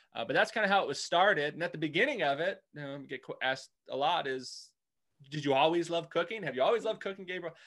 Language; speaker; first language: English; native; English